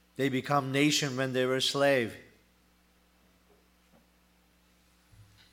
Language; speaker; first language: English; non-native, learner; Turkish